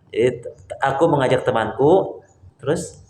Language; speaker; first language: Indonesian; native; Indonesian